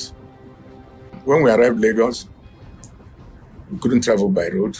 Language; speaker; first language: English; non-native, local second language; Igbo